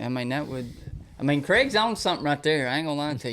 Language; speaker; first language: English; native; English